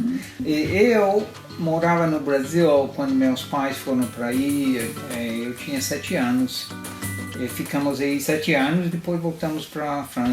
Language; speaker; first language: Portuguese; non-native, fluent; Italian